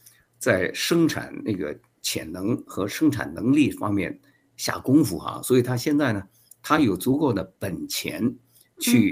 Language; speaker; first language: Chinese; native; Chinese